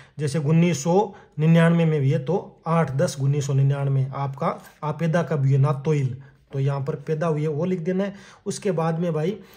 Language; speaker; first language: Hindi; native; Hindi